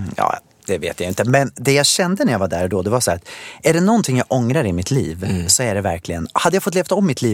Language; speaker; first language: Swedish; native; Swedish